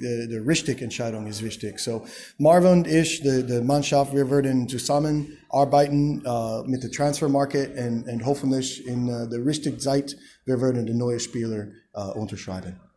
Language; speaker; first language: German; non-native, learner; English